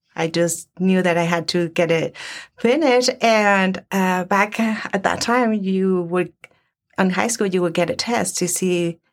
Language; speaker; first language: English; early bilingual, other home language; Spanish